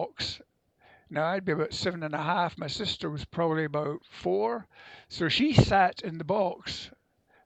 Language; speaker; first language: English; native; English